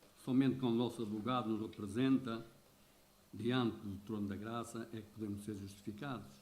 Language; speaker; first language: Portuguese; native; Portuguese